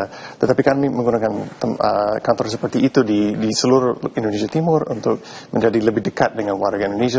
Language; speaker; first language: Indonesian; non-native, fluent; English